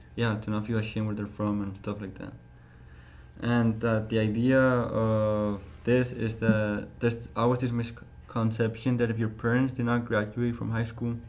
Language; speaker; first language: English; early bilingual, other home language; Spanish